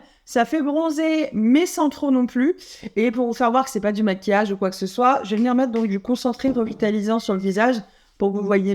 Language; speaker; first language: French; native; French